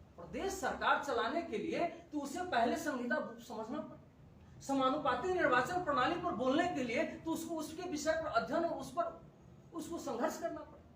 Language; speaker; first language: Hindi; non-native, local second language; Maithili